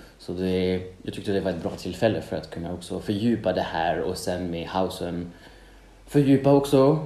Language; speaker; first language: Swedish; non-native, fluent; French